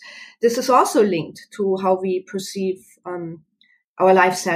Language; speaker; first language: English; non-native, fluent; German